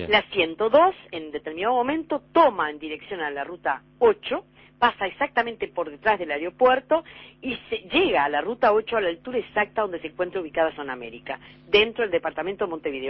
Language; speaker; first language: Spanish; native; Spanish